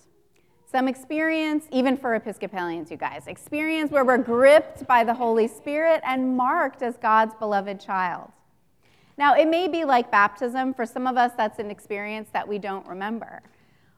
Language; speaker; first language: English; native; English